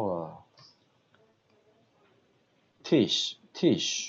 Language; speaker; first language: English; non-native, learner; Korean